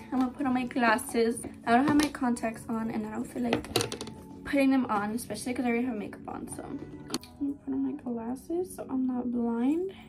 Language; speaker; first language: English; early bilingual, other home language; Spanish